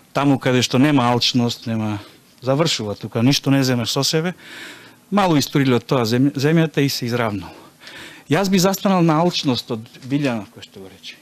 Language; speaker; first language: Macedonian; native; Macedonian